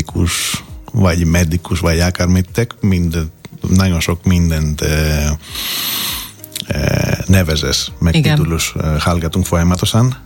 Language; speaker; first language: Hungarian; non-native, learner; Greek